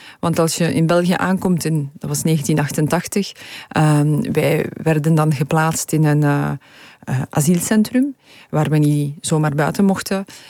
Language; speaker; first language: Dutch; early bilingual, other home language; Polish